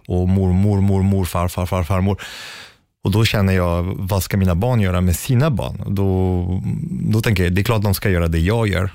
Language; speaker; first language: Swedish; non-native, fluent; French